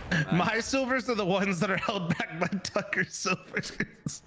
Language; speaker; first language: English; native; English